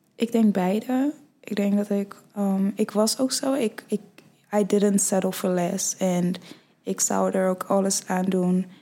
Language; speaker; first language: Dutch; early bilingual, other home language; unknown